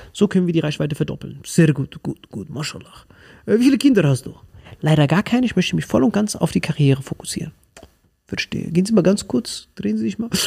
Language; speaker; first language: German; non-native, fluent; Spanish